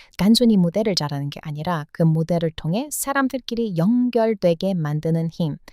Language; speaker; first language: Korean; non-native, fluent; English